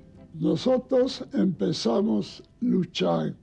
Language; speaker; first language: Spanish; non-native, learner; Yiddish